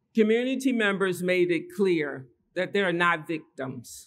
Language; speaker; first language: English; native; English